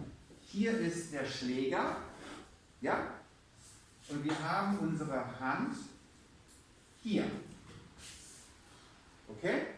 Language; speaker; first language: German; non-native, fluent; English